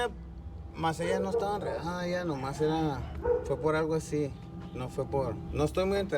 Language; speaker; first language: Spanish; native; Spanish